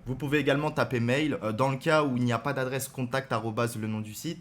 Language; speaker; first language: French; native; French